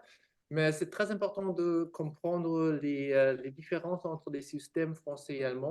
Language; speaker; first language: French; non-native, fluent; German